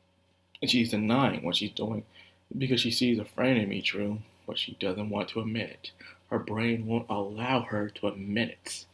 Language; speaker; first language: English; native; English